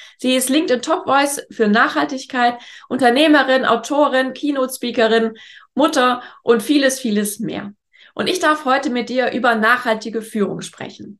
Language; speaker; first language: German; native; German